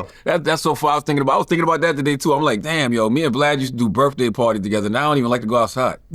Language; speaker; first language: English; native; English